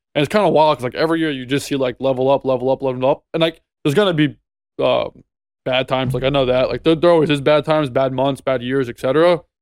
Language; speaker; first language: English; native; English